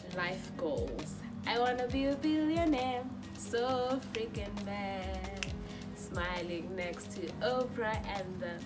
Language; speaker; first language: English; non-native, local second language; Xhosa